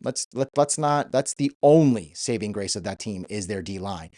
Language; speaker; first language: English; native; English